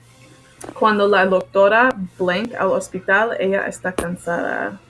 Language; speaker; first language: Spanish; non-native, fluent; English